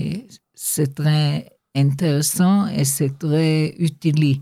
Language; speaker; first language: French; non-native, learner; Hebrew